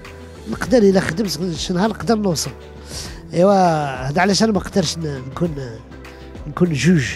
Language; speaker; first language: Arabic; early bilingual, heritage; Arabic